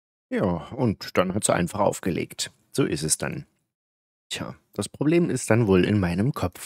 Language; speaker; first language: German; native; German